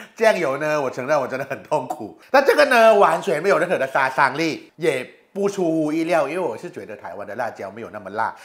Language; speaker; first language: Chinese; non-native, fluent; Thai